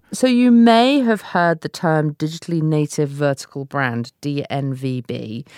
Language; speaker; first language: English; native; English